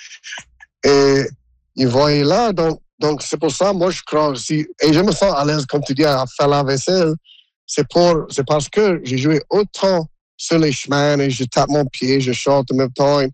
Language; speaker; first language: French; non-native, local second language; English